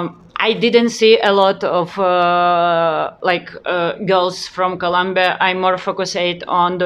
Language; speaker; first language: English; non-native, learner; Ukrainian